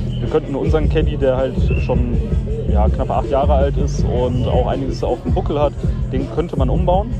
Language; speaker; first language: German; native; German